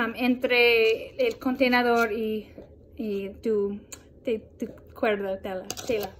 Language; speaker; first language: Spanish; non-native, fluent; English